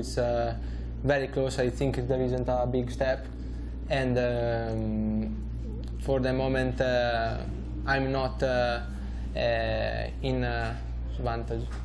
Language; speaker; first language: English; non-native, learner; Italian